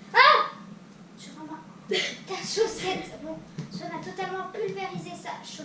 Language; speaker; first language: French; native; French